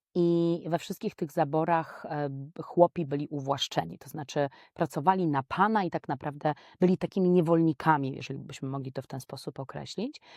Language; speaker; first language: Polish; native; Polish